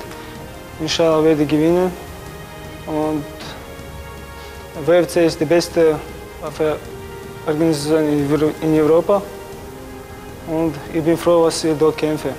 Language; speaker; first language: German; non-native, learner; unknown